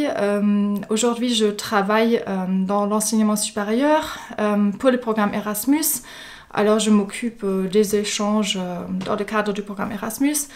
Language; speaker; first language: French; non-native, fluent; German